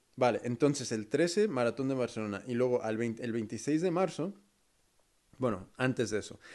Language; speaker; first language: Spanish; early bilingual, heritage; Spanish